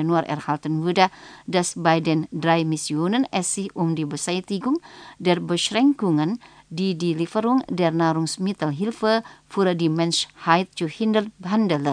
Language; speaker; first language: German; non-native, fluent; Indonesian